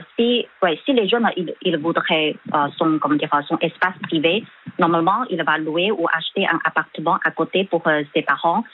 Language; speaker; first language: French; non-native, fluent; Chinese